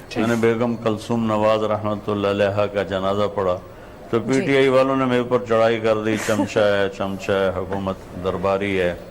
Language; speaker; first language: Urdu; non-native, local second language; Punjabi